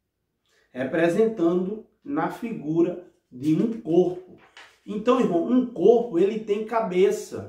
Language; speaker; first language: Portuguese; native; Portuguese